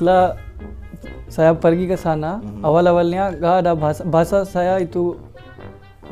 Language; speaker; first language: Indonesian; non-native, learner; Hindi